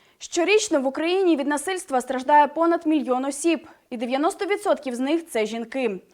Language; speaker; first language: Ukrainian; native; Ukrainian